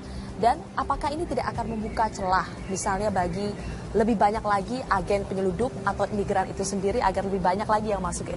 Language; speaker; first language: Indonesian; native; Indonesian